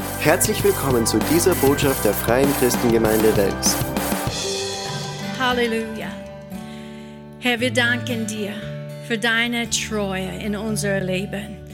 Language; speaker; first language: German; non-native, fluent; English